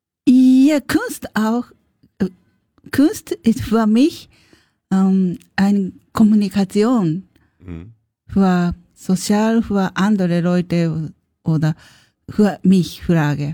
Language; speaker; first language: German; non-native, learner; Japanese